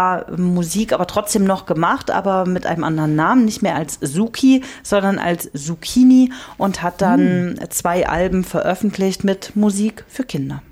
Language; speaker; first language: German; native; German